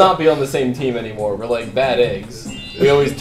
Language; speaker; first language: English; native; English